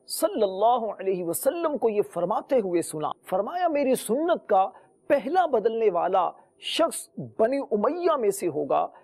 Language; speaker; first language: Urdu; native; Urdu